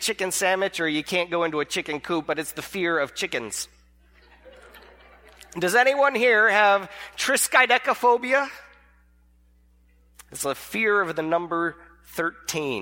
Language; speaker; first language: English; native; English